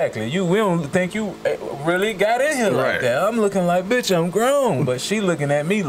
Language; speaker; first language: English; native; English